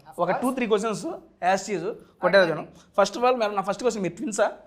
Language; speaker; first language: Telugu; native; Telugu